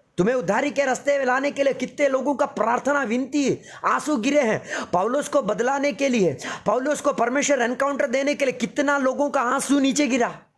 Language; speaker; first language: Hindi; non-native, local second language; Telugu